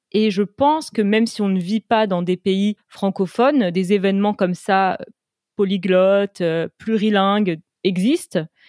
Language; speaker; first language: French; native; French